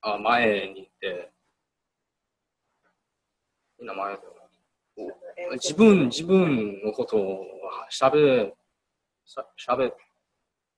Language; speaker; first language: Japanese; non-native, learner; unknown